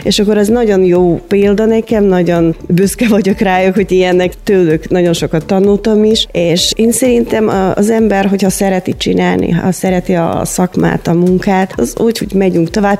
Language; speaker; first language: Hungarian; non-native, fluent; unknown